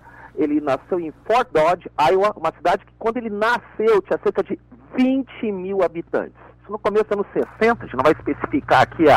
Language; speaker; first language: Portuguese; native; Portuguese